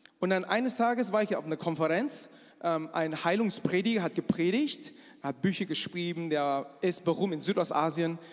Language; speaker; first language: German; non-native, fluent; Chinese